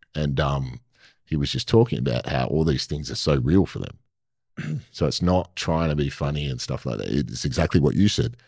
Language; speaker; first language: English; native; English